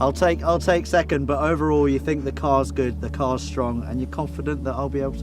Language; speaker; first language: English; native; English